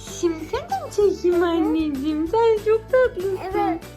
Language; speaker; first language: Turkish; native; Turkish